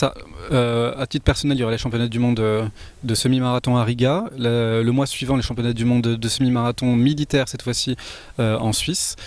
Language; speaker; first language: French; native; French